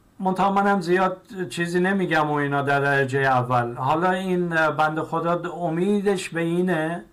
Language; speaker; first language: Persian; native; Persian